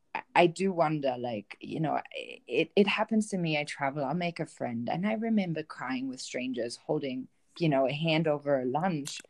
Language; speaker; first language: English; non-native, fluent; German